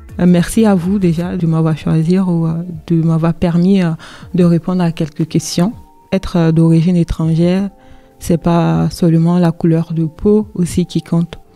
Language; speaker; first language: French; non-native, local second language; Dyula